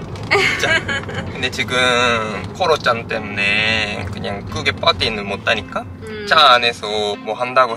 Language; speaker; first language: Korean; non-native, fluent; Japanese